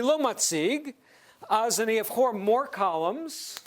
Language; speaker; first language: Hebrew; non-native, fluent; English